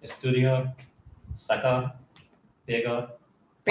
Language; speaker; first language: Spanish; non-native, learner; English